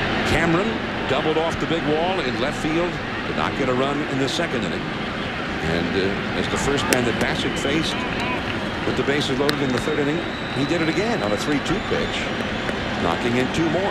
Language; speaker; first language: English; native; English